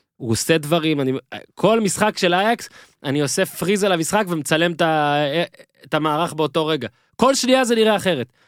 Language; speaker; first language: Hebrew; native; Hebrew